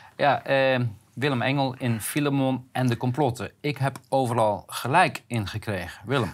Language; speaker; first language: Dutch; native; Dutch